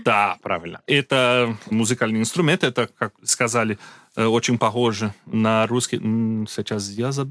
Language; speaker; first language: Russian; non-native, learner; Portuguese